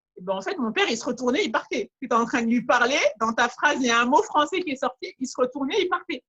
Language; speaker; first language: French; early bilingual, other home language; Bambara